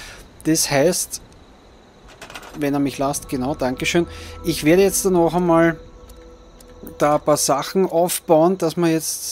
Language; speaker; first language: German; native; German